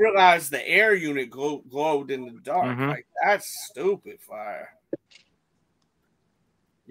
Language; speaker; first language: English; native; English